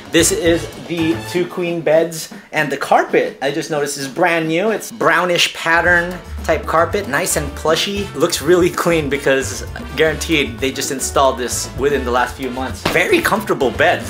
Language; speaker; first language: English; native; English